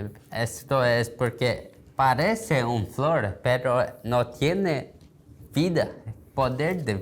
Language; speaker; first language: Spanish; non-native, learner; Korean